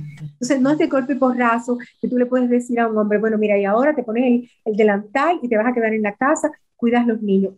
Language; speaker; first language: Spanish; native; Spanish